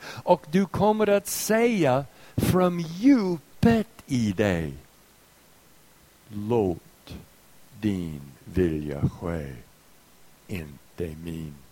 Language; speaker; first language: Swedish; non-native, fluent; English